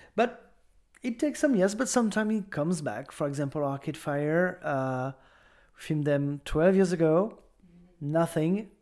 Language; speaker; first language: English; non-native, fluent; French